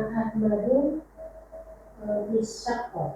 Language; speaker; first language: Arabic; non-native, learner; Indonesian